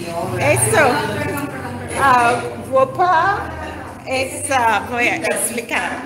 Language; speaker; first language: Spanish; non-native, learner; English